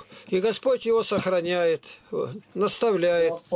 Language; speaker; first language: Russian; native; Russian